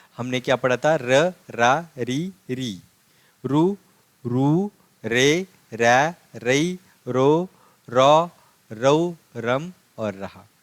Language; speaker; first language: Hindi; non-native, local second language; Marathi